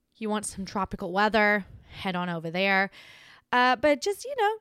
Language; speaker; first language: English; native; English